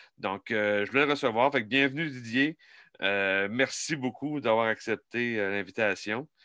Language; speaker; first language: French; native; French